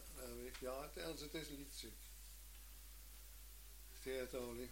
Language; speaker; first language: Norwegian; non-native, learner; German